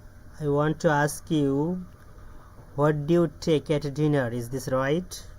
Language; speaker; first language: English; non-native, learner; Bangla